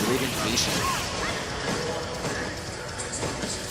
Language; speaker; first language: English; native; English